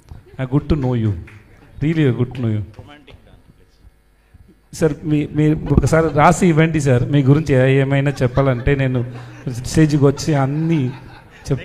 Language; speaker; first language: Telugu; non-native, learner; Tamil